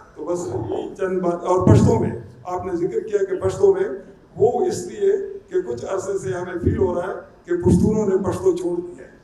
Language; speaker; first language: Urdu; non-native, local second language; Pashto